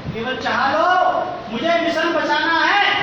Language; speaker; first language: Hindi; native; Hindi